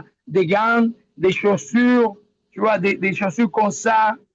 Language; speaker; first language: French; non-native, learner; Spanish